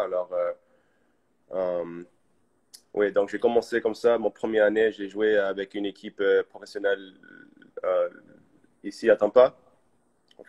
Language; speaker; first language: French; early bilingual, heritage; English